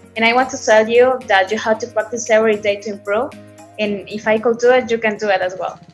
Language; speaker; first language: English; non-native, learner; Spanish